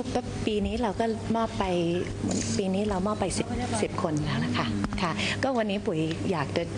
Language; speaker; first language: Thai; early bilingual, heritage; Thai